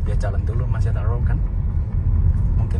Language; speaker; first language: Indonesian; non-native, learner; Chinese